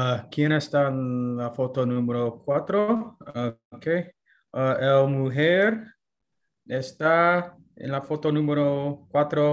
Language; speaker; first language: Spanish; non-native, learner; English